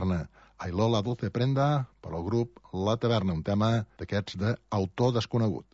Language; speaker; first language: Catalan; native; Catalan